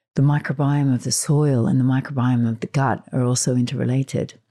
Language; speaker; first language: English; native; English